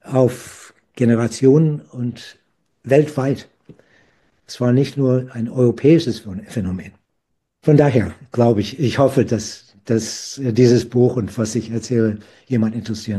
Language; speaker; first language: German; non-native, fluent; English